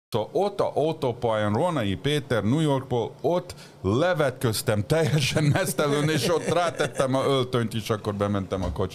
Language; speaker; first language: Hungarian; early bilingual, heritage; Hungarian